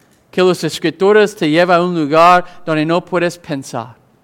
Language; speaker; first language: Spanish; non-native, fluent; English